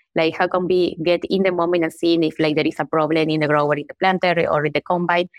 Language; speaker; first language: English; non-native, fluent; Spanish